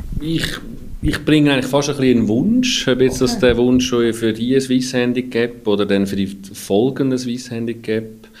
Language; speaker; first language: German; native; German